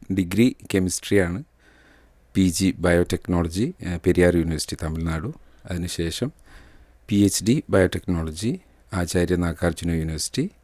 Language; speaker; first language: Malayalam; native; Malayalam